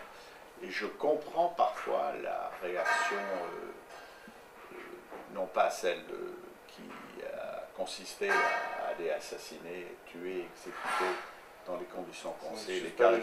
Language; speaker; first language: French; native; French